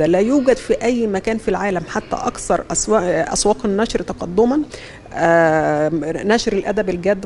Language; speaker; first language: Arabic; native; Arabic